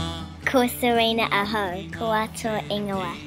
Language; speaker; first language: Māori; non-native, learner; English